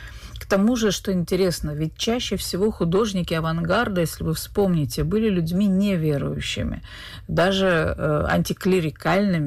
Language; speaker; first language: Russian; native; Russian